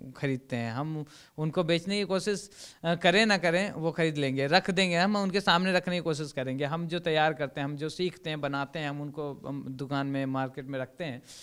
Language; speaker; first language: Hindi; native; Hindi